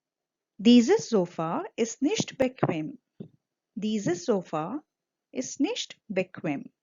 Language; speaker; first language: German; non-native, fluent; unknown